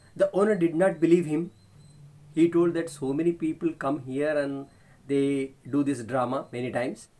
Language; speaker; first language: English; non-native, local second language; Kannada